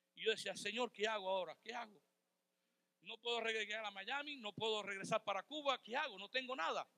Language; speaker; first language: Spanish; native; Spanish